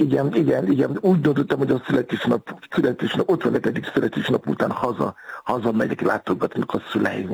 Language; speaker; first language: Hungarian; non-native, fluent; Yoruba